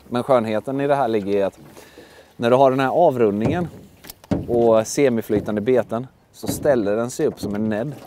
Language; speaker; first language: Swedish; early bilingual, other home language; Russian